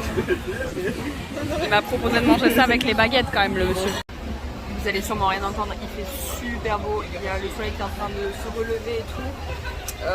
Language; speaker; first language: French; native; French